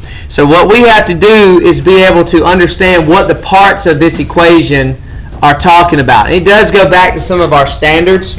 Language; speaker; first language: English; native; English